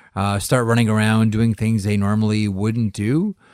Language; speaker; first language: English; native; English